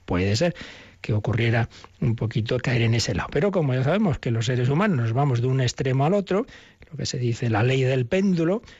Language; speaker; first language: Spanish; native; Spanish